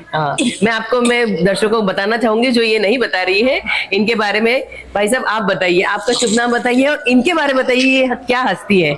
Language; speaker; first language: Hindi; non-native, local second language; Marathi